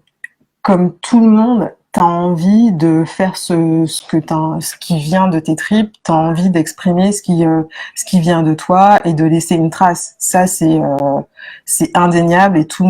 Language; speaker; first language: French; native; French